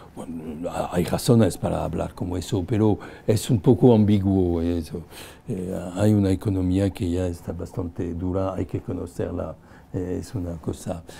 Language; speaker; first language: Spanish; non-native, fluent; French